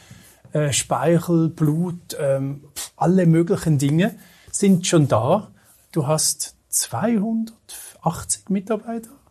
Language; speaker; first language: German; native; German